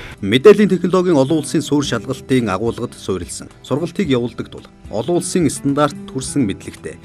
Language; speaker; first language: Mongolian; native; Mongolian